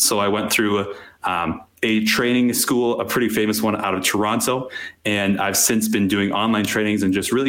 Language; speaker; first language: English; native; English